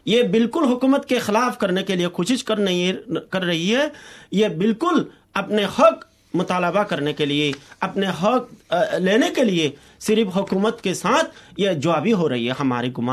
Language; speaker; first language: Hindi; non-native, fluent; Rohingya